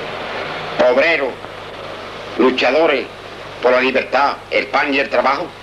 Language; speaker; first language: Spanish; native; Spanish